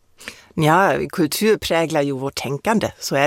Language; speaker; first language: Swedish; non-native, fluent; German